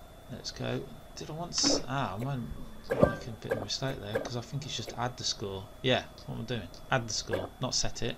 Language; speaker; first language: English; native; English